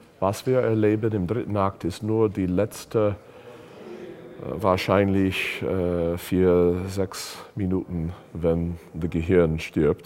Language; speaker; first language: German; non-native, learner; English